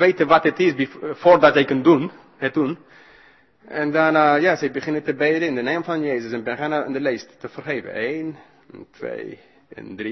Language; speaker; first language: Dutch; non-native, fluent; English